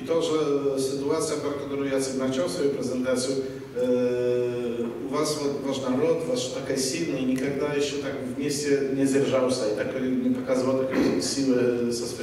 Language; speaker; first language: Russian; non-native, fluent; Polish